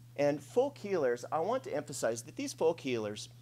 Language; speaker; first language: English; native; English